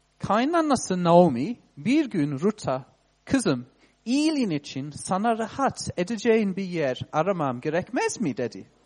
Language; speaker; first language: Turkish; non-native, fluent; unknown